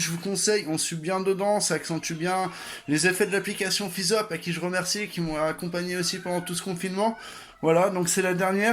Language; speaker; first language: French; native; French